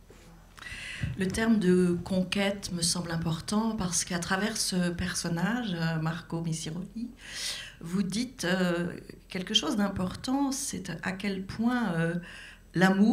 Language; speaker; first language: French; native; French